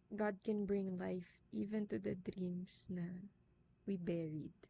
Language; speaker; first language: English; non-native, local second language; Filipino